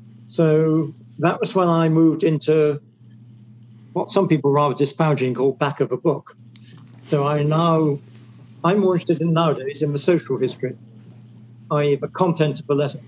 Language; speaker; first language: English; native; English